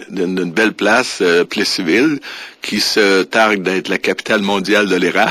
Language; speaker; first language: French; native; French